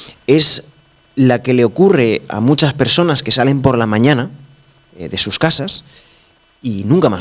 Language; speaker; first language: Spanish; native; Spanish